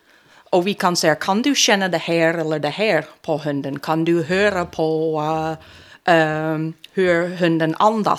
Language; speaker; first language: Swedish; non-native, fluent; English